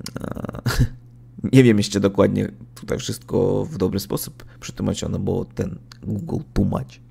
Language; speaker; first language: Polish; non-native, learner; Russian